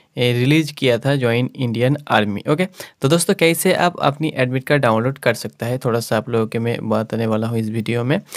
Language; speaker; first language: Hindi; non-native, local second language; Bangla